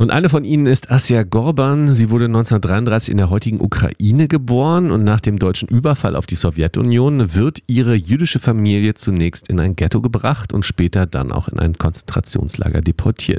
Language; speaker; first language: German; native; German